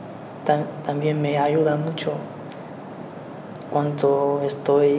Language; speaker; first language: Spanish; non-native, learner; Chinese